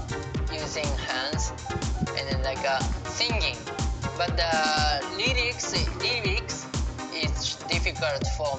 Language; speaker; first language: English; non-native, learner; Japanese